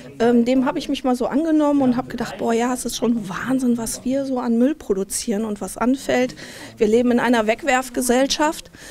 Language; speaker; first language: German; native; German